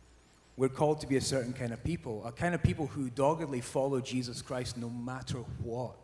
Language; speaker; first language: English; native; English